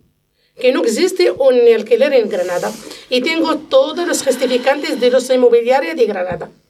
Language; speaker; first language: Spanish; non-native, learner; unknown